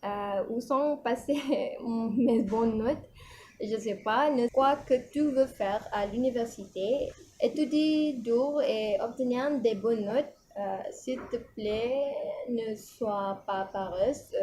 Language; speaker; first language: French; non-native, learner; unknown